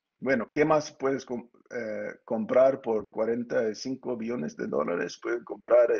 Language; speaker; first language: Spanish; early bilingual, heritage; Spanish